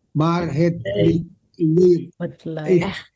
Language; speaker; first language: Dutch; non-native, learner; Indonesian